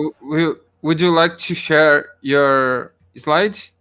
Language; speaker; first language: English; non-native, learner; Portuguese